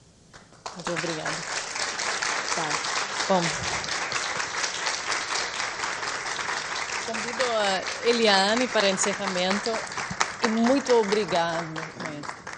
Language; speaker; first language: Portuguese; non-native, fluent; English